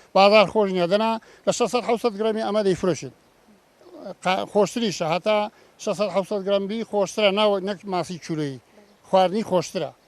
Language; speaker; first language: Central Kurdish; native; Central Kurdish